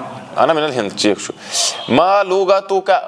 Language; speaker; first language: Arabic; non-native, fluent; Kashmiri